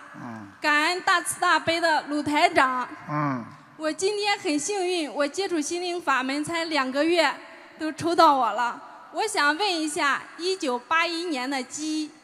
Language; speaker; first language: Chinese; native; Chinese